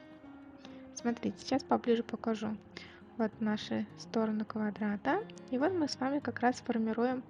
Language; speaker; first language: Russian; native; Russian